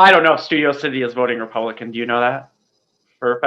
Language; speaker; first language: English; native; English